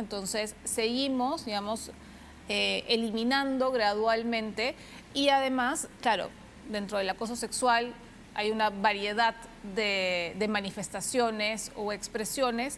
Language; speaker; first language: Spanish; native; Spanish